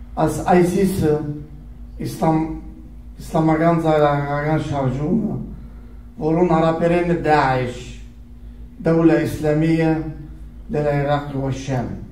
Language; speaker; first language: Armenian; early bilingual, heritage; Armenian